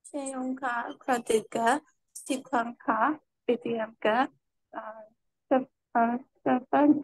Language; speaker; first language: Chinese; non-native, learner; Burmese